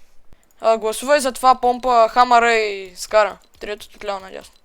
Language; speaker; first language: Bulgarian; native; Bulgarian